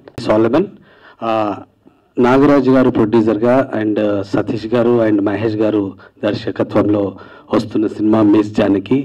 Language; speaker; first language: Telugu; native; Telugu